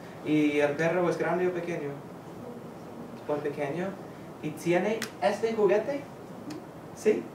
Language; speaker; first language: Spanish; non-native, fluent; English